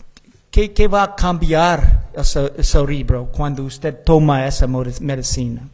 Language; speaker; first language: Spanish; non-native, learner; English